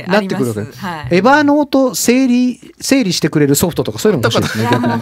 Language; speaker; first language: Japanese; native; Japanese